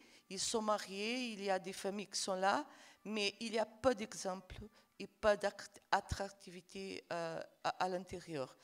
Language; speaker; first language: French; non-native, fluent; Portuguese